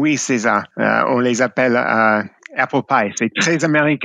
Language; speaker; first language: French; non-native, fluent; English